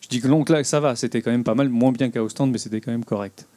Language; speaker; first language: French; native; French